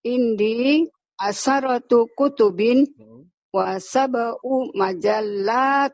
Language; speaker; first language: Arabic; non-native, learner; Indonesian